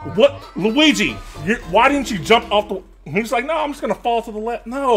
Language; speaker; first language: English; native; English